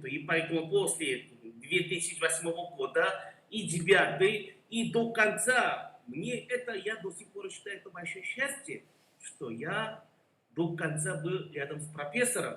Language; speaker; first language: Russian; non-native, learner; Korean